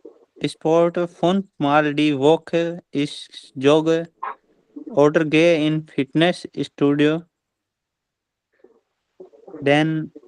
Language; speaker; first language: German; non-native, learner; Hindi